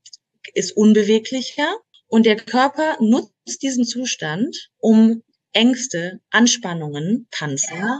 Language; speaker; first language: German; native; German